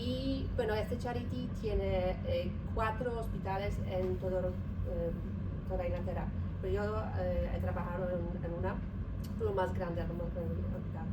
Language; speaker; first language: Spanish; non-native, learner; Polish